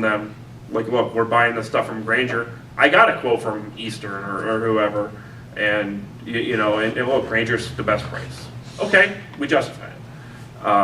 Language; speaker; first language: English; native; English